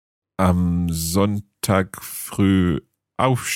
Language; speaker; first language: German; non-native, fluent; English